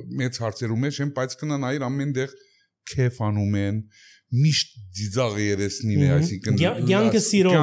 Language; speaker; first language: Armenian; early bilingual, heritage; Armenian